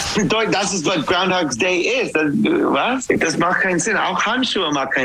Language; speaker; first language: German; non-native, learner; English